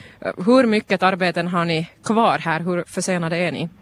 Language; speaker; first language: Swedish; native; Swedish